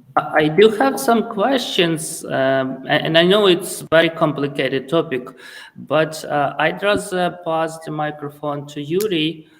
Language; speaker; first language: English; non-native, fluent; Ukrainian